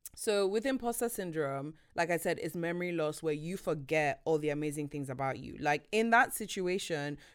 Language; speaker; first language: English; non-native, local second language; Yoruba